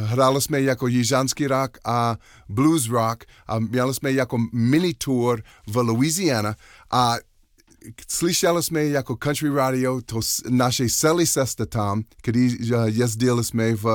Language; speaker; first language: Czech; non-native, learner; English